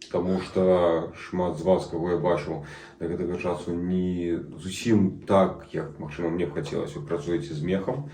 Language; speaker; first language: Belarusian; non-native, local second language; Russian